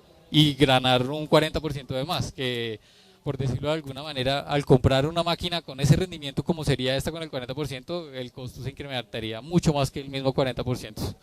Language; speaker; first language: Spanish; native; Spanish